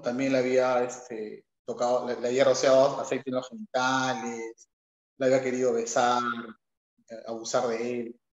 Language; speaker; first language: Spanish; native; Spanish